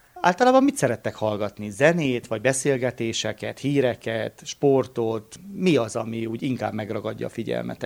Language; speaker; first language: Hungarian; native; Hungarian